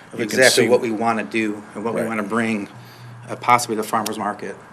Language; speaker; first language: English; native; English